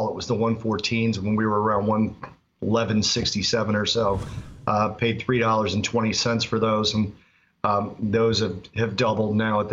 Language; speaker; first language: English; native; English